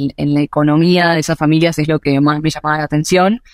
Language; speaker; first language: Spanish; native; Spanish